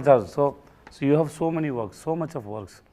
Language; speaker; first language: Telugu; non-native, learner; Tamil